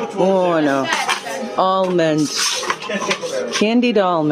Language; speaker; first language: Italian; non-native, learner; English